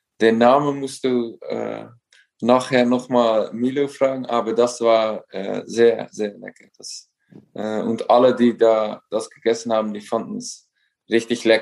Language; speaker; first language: German; non-native, fluent; Dutch